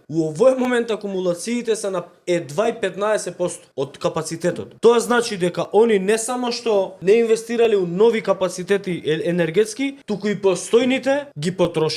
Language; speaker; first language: Macedonian; native; Macedonian